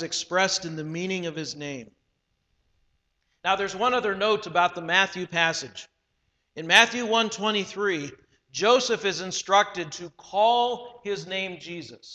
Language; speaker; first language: English; native; English